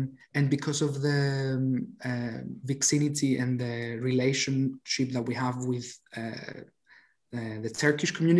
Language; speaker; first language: English; non-native, fluent; Greek